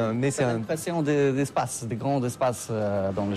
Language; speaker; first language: French; non-native, learner; Polish